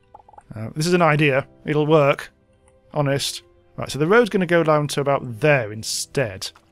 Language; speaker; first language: English; native; English